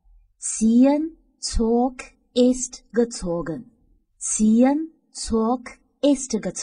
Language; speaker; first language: German; non-native, fluent; Chinese